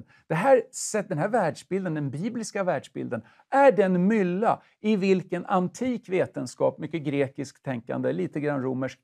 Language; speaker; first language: Swedish; native; Swedish